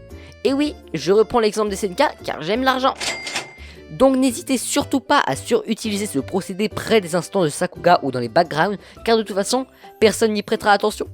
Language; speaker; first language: French; native; French